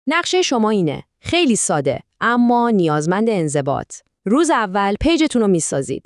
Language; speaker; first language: Persian; native; Persian